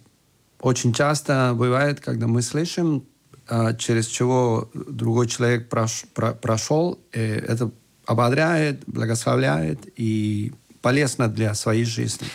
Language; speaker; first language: Russian; non-native, fluent; Spanish